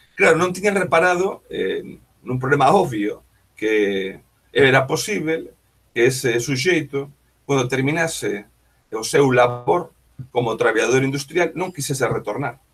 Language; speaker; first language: Galician; native; Galician